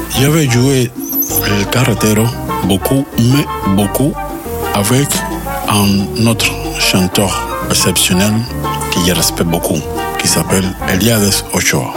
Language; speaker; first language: French; non-native, learner; Spanish